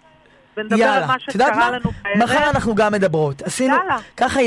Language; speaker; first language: Hebrew; native; Hebrew